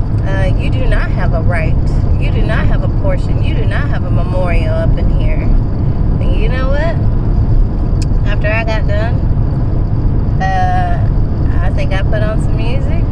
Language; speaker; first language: English; native; English